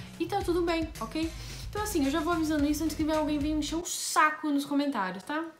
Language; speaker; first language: Portuguese; native; Portuguese